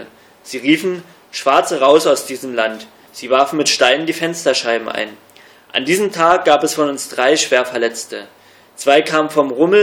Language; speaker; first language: German; native; German